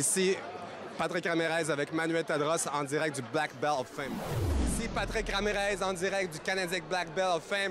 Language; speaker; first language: French; native; French